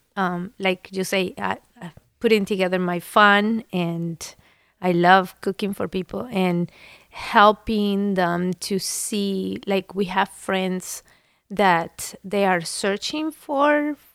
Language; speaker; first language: English; non-native, fluent; Spanish